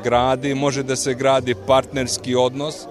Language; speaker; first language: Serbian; non-native, local second language; Hungarian